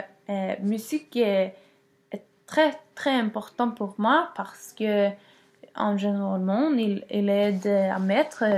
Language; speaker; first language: French; non-native, learner; Swedish